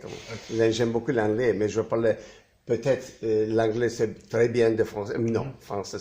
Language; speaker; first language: French; non-native, learner; Turkish